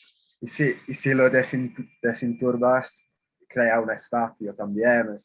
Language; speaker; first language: Spanish; non-native, fluent; English